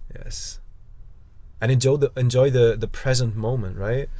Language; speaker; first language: English; non-native, fluent; German